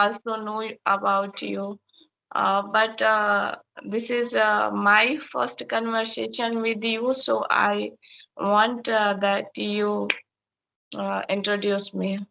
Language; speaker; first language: English; non-native, learner; Hindi